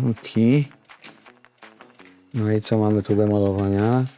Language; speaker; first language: Polish; native; Polish